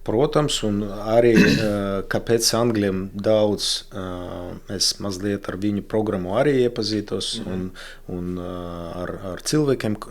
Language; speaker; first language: Latvian; non-native, local second language; Russian